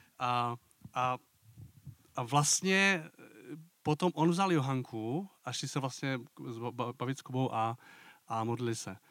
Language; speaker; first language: Czech; native; Czech